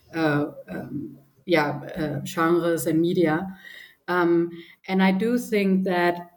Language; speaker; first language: English; non-native, fluent; Danish